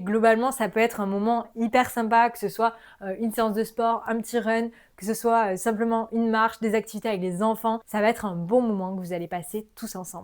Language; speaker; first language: French; native; French